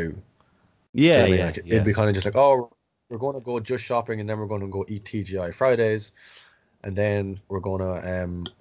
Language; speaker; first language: English; native; English